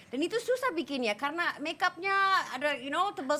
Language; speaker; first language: Indonesian; non-native, fluent; English